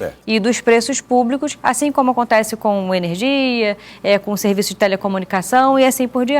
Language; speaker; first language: Portuguese; native; Portuguese